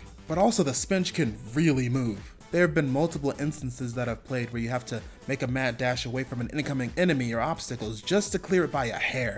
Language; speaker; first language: English; native; English